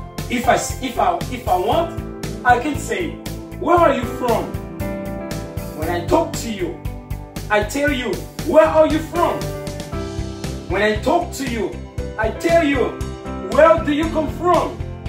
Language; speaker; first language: English; non-native, fluent; Haitian Creole